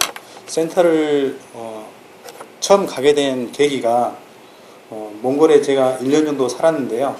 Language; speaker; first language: Korean; native; Korean